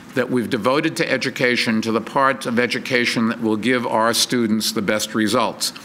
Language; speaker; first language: English; native; English